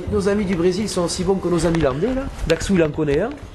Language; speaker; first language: French; native; French